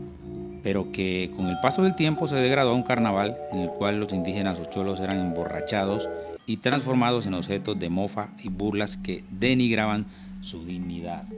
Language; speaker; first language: Spanish; native; Spanish